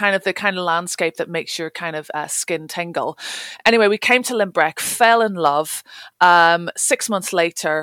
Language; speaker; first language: English; native; English